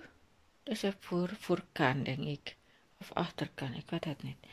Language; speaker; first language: Dutch; non-native, learner; Indonesian